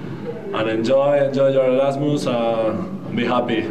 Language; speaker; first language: English; non-native, fluent; Polish